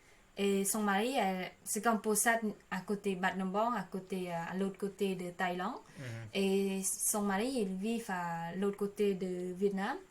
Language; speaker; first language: French; non-native, learner; Khmer